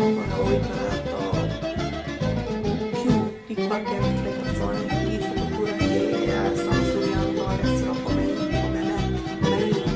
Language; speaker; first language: Italian; non-native, learner; English